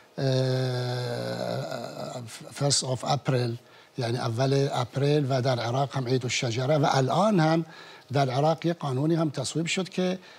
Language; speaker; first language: Persian; non-native, fluent; Arabic